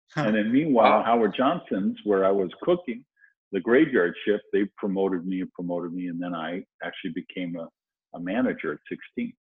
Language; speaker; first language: English; native; English